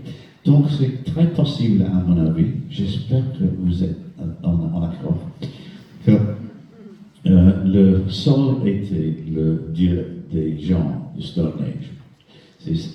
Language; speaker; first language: French; non-native, fluent; English